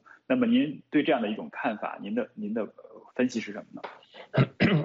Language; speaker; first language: Chinese; native; Chinese